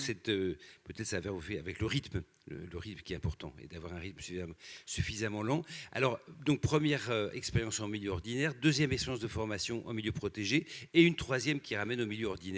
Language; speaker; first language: French; native; French